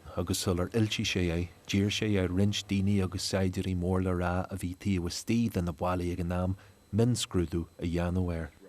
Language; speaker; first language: Irish; native; Irish